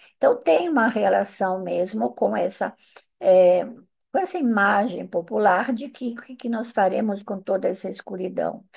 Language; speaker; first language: Portuguese; non-native, fluent; Italian